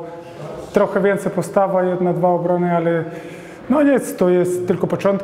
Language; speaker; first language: Polish; non-native, fluent; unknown